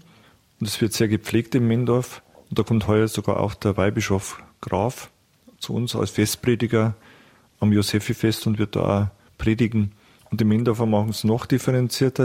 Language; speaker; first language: German; native; German